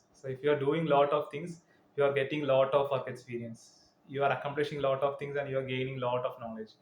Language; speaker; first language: English; non-native, local second language; Malayalam